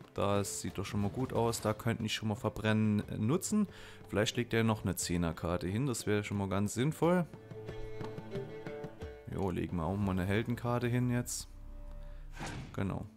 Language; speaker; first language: German; native; German